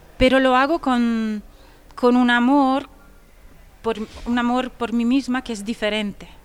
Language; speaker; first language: Spanish; non-native, fluent; Italian